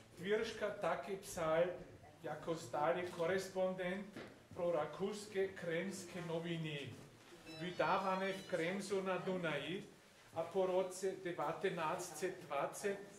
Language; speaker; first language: Czech; non-native, fluent; German